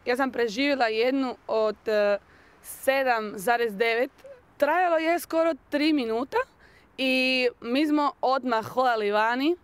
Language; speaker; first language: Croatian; early bilingual, heritage; Spanish